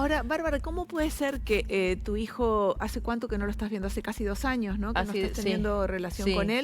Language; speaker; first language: Spanish; native; Spanish